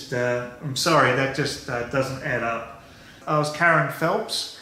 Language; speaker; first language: English; native; English